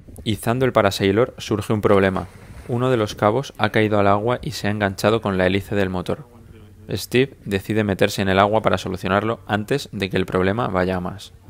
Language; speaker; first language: Spanish; native; Spanish